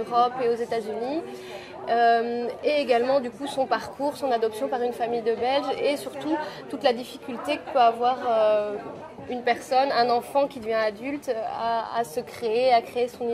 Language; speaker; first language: French; native; French